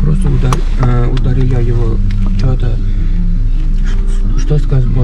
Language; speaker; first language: Russian; non-native, learner; Turkmen